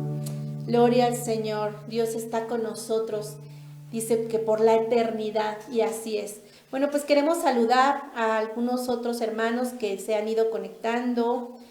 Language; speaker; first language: Spanish; native; Spanish